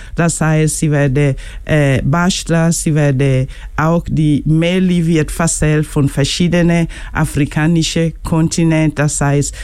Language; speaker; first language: German; non-native, learner; Luo (Kenya and Tanzania)